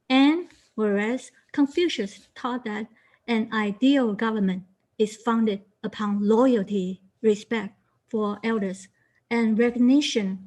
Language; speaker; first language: English; non-native, fluent; Chinese